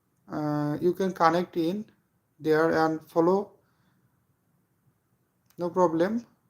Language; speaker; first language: English; non-native, local second language; Bangla